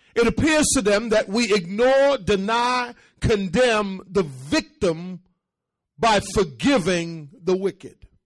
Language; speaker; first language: English; early bilingual, other home language; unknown